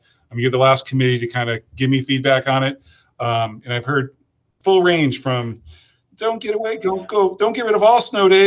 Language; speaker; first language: English; native; English